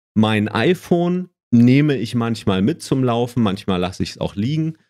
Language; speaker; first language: German; native; German